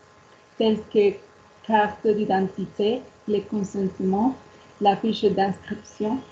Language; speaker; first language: French; non-native, learner; Spanish